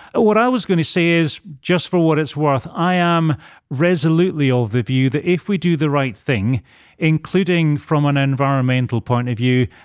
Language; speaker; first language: English; native; English